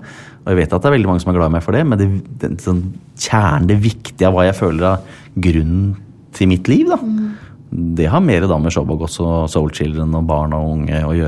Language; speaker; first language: Norwegian; native; Norwegian